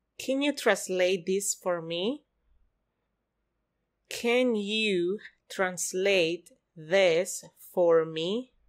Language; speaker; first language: English; non-native, fluent; Spanish